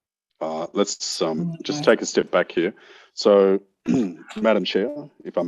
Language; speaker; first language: English; native; English